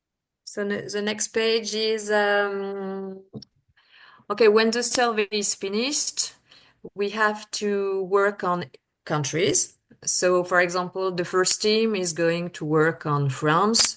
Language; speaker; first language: English; non-native, fluent; French